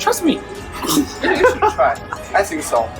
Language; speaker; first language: English; non-native, learner; Chinese